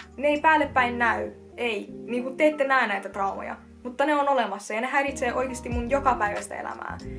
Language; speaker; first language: Finnish; early bilingual, other home language; Russian